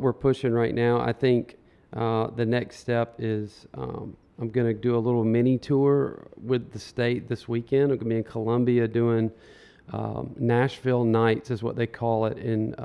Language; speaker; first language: English; native; English